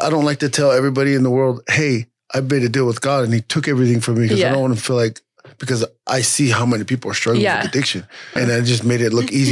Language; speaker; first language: English; native; English